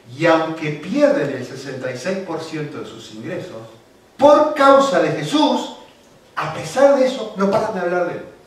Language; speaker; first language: Spanish; native; Spanish